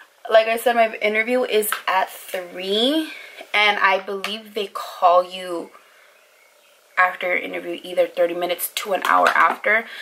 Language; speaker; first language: English; early bilingual, other home language; Spanish